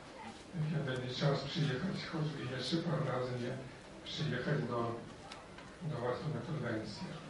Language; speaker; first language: Polish; non-native, learner; Ukrainian